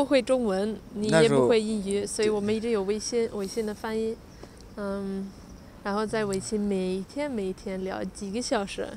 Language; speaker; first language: Chinese; non-native, fluent; Swedish